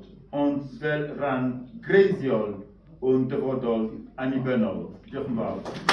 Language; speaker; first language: Welsh; non-native, fluent; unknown